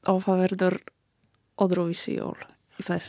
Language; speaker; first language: Icelandic; non-native, learner; Polish